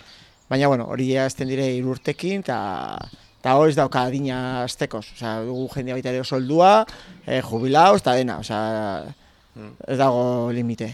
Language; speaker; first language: Basque; native; Basque